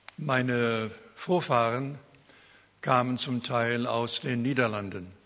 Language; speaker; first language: German; early bilingual, heritage; German